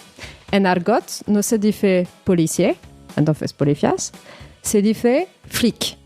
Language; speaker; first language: Spanish; non-native, fluent; French